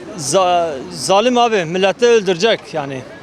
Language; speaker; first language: Turkish; non-native, learner; Arabic